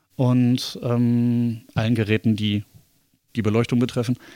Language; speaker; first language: German; native; German